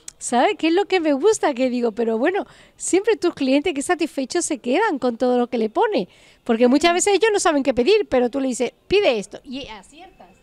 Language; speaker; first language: Spanish; native; Spanish